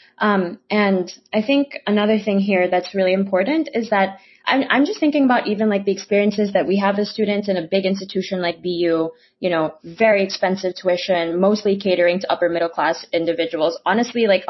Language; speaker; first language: English; non-native, local second language; Filipino